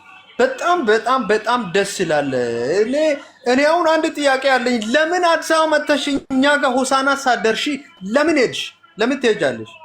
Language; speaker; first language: Amharic; non-native, local second language; Hadiyya